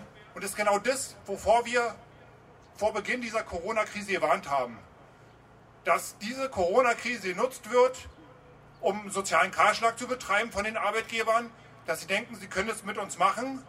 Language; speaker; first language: German; native; German